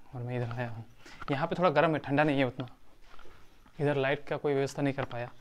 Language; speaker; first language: Hindi; native; Hindi